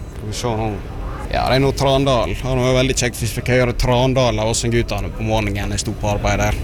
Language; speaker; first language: Norwegian; native; Norwegian